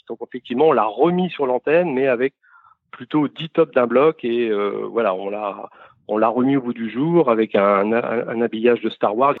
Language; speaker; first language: French; native; French